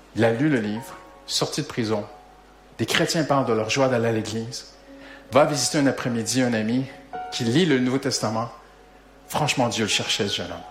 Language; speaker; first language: French; native; French